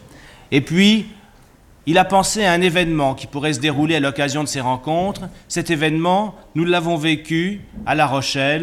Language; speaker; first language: French; native; French